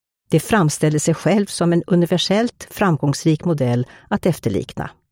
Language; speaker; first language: Swedish; native; Swedish